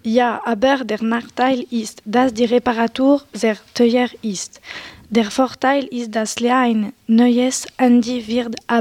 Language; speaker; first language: German; non-native, learner; French